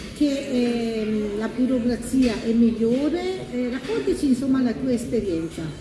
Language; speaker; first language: Italian; native; Italian